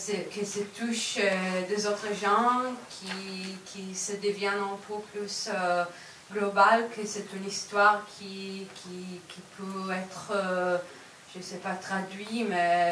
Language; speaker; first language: French; non-native, fluent; Hebrew